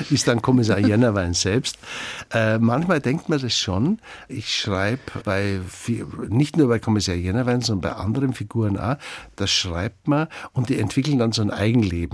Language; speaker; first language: German; native; German